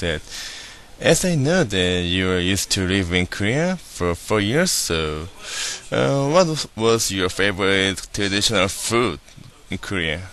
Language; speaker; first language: English; non-native, learner; Korean